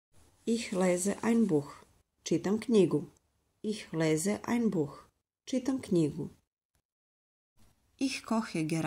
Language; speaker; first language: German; non-native, fluent; Serbian